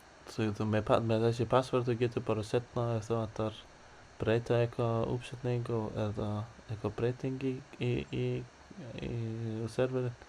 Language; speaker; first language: Icelandic; non-native, learner; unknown